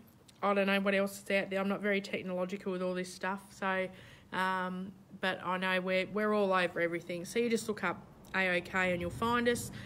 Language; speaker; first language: English; native; English